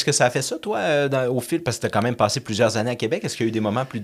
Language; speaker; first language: French; native; French